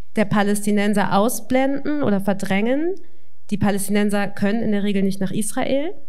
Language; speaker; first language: German; native; German